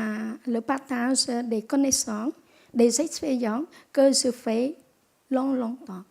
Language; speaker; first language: French; non-native, local second language; Khmer